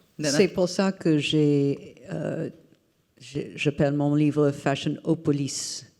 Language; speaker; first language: French; non-native, fluent; English